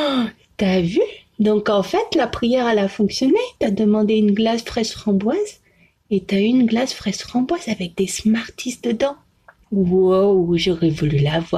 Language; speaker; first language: French; native; French